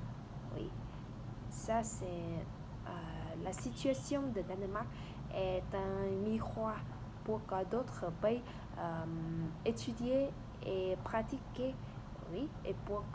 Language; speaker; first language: French; non-native, learner; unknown